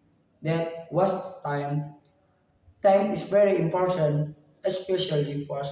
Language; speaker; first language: English; non-native, learner; Indonesian